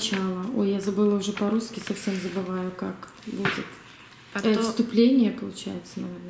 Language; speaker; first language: Russian; native; Russian